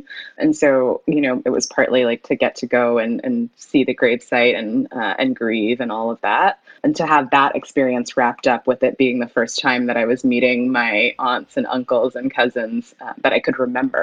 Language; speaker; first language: English; native; English